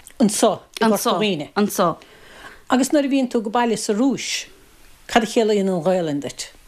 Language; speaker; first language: Irish; native; Irish